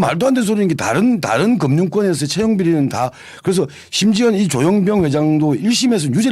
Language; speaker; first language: Korean; native; Korean